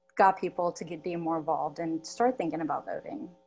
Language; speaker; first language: English; native; English